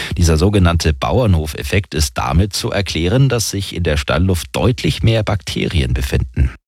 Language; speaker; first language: German; native; German